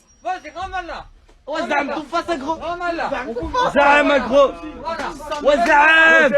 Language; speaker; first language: French; native; French